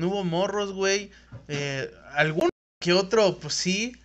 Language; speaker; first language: Spanish; native; Spanish